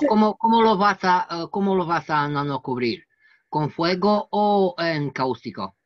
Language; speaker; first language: Spanish; non-native, learner; French